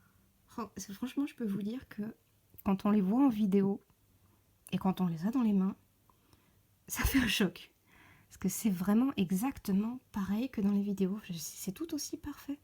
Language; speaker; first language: French; native; French